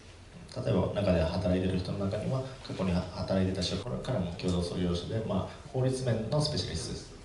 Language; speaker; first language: Japanese; native; Japanese